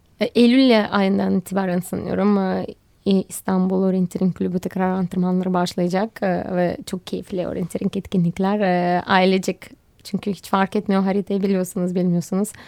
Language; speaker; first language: Turkish; non-native, fluent; Russian